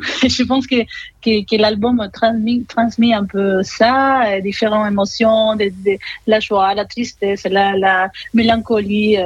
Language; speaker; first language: French; non-native, fluent; Spanish